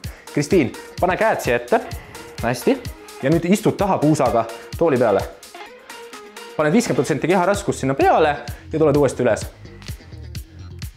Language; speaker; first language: Estonian; native; Estonian